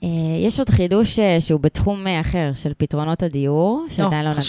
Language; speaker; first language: Hebrew; native; Hebrew